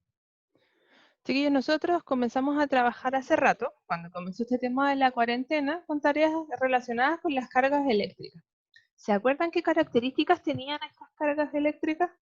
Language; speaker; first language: Spanish; native; Spanish